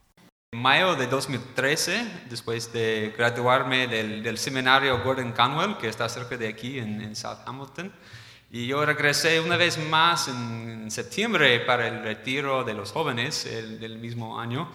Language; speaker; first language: Spanish; non-native, fluent; English